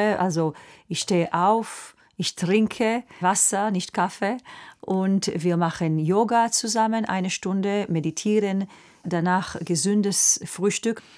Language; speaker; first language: German; non-native, fluent; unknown